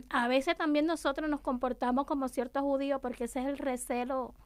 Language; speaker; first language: Spanish; native; Spanish